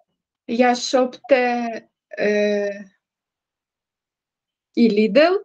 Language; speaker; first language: Swedish; non-native, learner; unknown